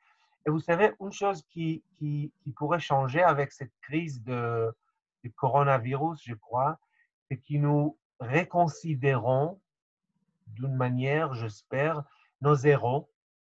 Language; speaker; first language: French; non-native, fluent; Hebrew